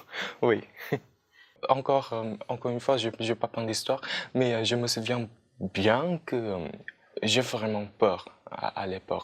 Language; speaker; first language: French; non-native, fluent; Khmer